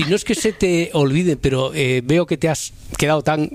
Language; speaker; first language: Spanish; native; Spanish